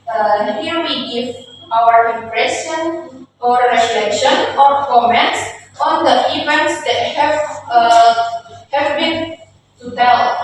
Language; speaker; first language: English; non-native, learner; Indonesian